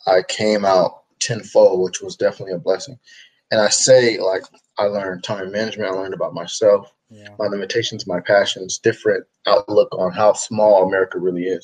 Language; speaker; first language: English; native; English